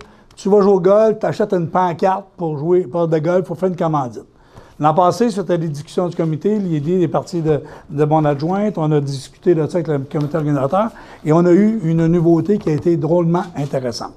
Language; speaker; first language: French; native; French